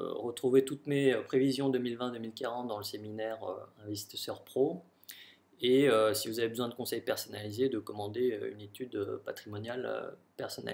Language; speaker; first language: French; native; French